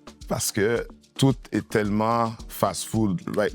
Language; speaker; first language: French; native; French